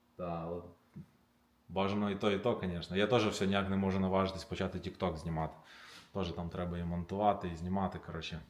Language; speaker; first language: Ukrainian; non-native, local second language; Russian